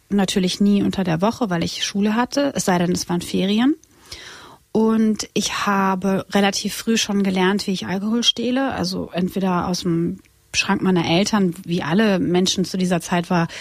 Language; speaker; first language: German; non-native, fluent; Croatian